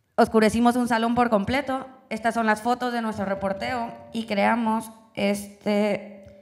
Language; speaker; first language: Spanish; native; Spanish